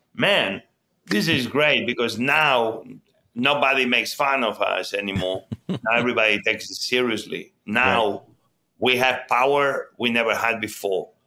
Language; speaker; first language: English; non-native, fluent; Spanish